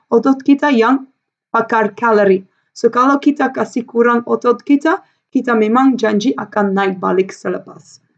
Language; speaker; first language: Malay; non-native, fluent; Dutch